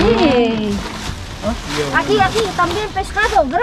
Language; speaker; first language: Spanish; non-native, learner; Filipino